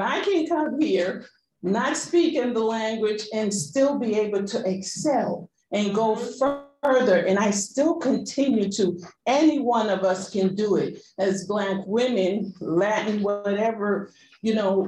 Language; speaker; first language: English; non-native, fluent; Spanish